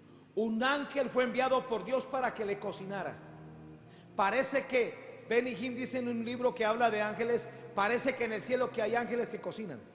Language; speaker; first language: Spanish; native; Spanish